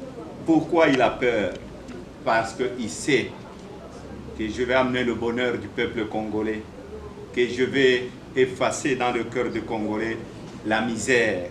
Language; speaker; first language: French; non-native, local second language; Swahili